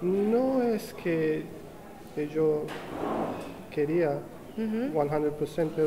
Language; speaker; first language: Spanish; non-native, learner; English